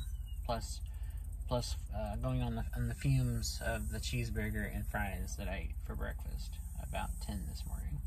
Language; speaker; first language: English; native; English